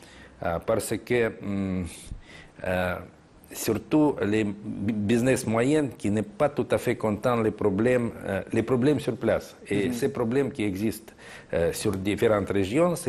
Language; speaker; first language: French; non-native, fluent; Russian